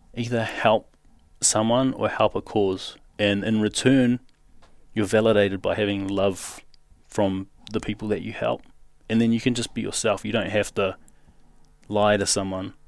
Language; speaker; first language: English; native; English